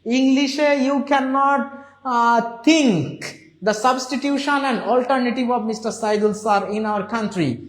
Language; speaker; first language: English; non-native, local second language; Bangla